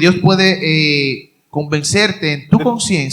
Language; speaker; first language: Spanish; native; Spanish